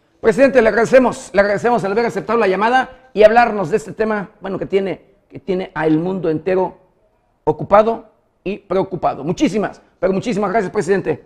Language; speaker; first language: Spanish; native; Spanish